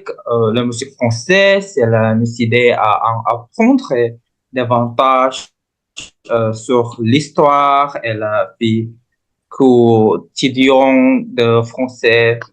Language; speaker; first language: French; non-native, learner; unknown